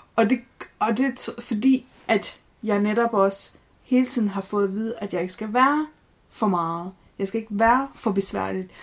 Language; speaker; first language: Danish; native; Danish